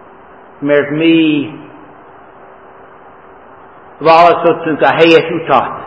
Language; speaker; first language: Hungarian; non-native, fluent; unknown